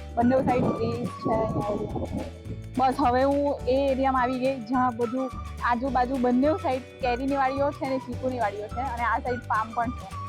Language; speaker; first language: Gujarati; native; Gujarati